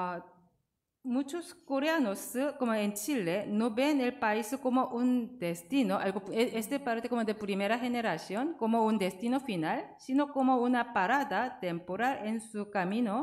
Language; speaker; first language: Spanish; non-native, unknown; Korean